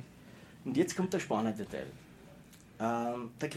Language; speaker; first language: German; native; German